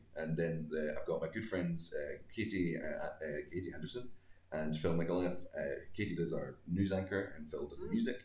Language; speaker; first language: English; native; English